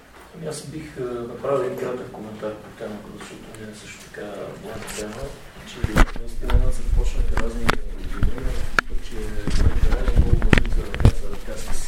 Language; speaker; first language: Bulgarian; native; Bulgarian